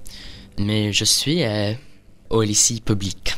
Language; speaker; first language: French; non-native, learner; English